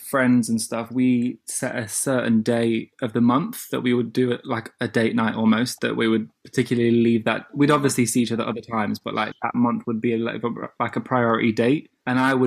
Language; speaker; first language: English; native; English